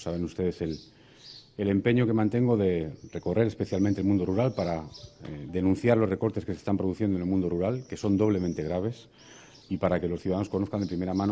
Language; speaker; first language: Spanish; native; Spanish